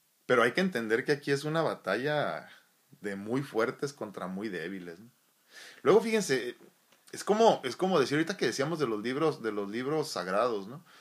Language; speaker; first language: Spanish; native; Spanish